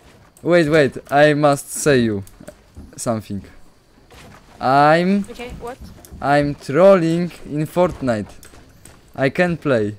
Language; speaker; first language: English; non-native, learner; Polish